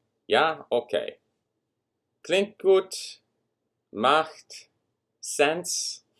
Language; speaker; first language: German; non-native, learner; English